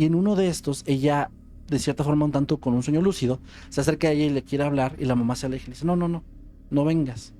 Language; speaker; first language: Spanish; native; Spanish